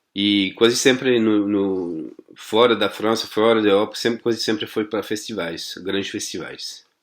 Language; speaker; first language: Portuguese; non-native, fluent; French